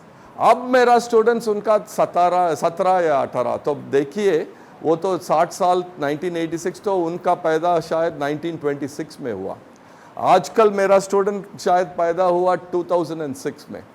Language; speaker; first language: Hindi; non-native, local second language; Tamil